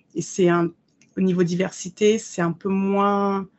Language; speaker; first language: French; native; French